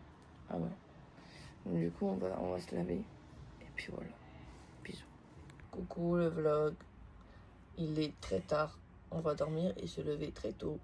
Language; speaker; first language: French; native; French